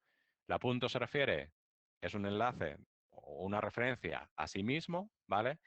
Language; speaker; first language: Spanish; native; Spanish